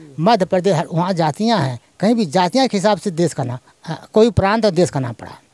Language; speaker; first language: Hindi; native; Hindi